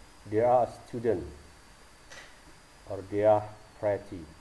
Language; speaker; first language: English; non-native, learner; Indonesian